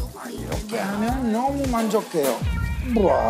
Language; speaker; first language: Korean; non-native, learner; Italian